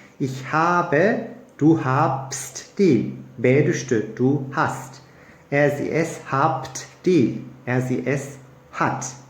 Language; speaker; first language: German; non-native, fluent; Turkish